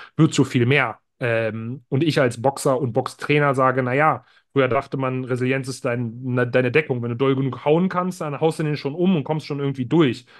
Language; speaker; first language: German; native; German